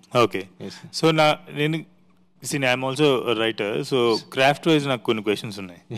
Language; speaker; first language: Telugu; native; Telugu